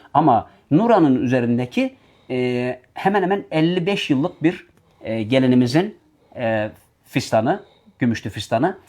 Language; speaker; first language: Turkish; native; Turkish